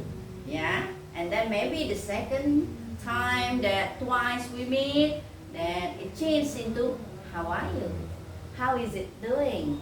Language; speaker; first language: English; non-native, fluent; Indonesian